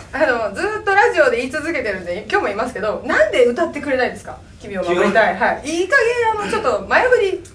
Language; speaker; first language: Japanese; native; Japanese